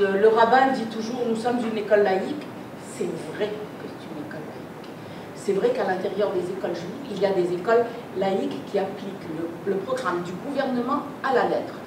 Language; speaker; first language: French; native; French